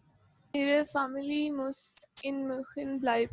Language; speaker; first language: German; non-native, learner; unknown